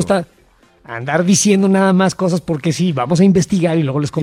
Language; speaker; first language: Spanish; native; Spanish